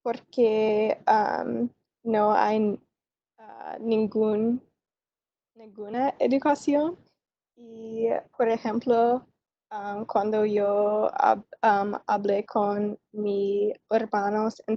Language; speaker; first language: Spanish; non-native, learner; English